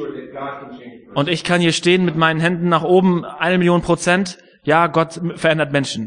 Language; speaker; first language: German; native; German